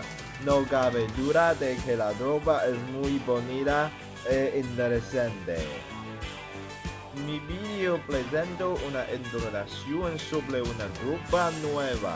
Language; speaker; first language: Spanish; non-native, learner; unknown